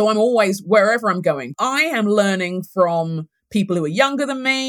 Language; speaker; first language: English; native; English